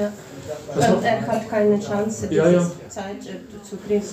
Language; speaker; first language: German; non-native, fluent; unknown